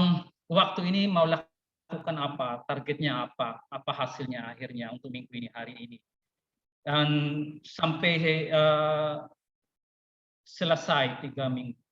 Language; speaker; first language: Indonesian; non-native, fluent; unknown